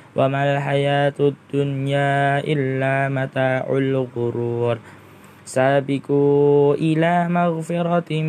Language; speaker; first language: Arabic; non-native, learner; Indonesian